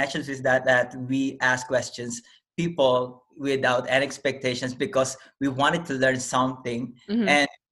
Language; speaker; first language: English; non-native, local second language; Filipino